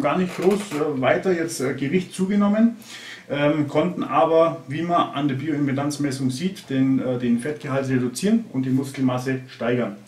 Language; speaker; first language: German; native; German